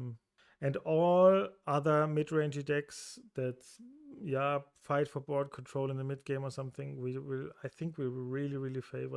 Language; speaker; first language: English; non-native, fluent; German